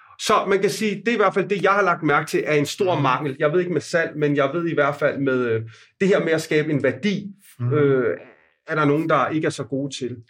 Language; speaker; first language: Danish; non-native, fluent; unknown